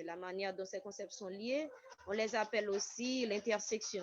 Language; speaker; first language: French; non-native, local second language; Haitian Creole